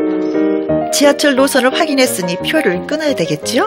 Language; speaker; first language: Korean; native; Korean